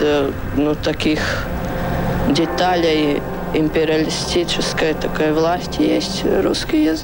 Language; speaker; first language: Russian; non-native, local second language; Latvian